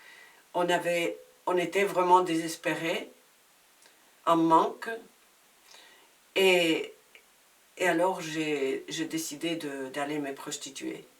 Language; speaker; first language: French; non-native, fluent; Spanish